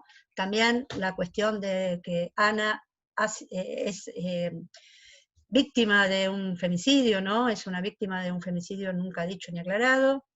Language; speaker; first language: Spanish; native; Spanish